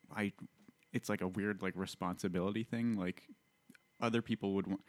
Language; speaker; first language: English; native; English